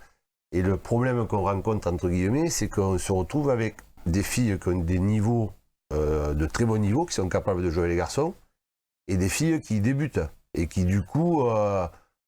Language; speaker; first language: French; native; French